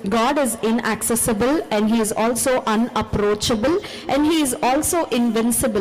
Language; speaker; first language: English; non-native, local second language; Telugu